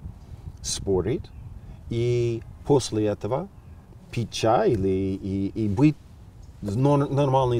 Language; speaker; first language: Russian; non-native, fluent; English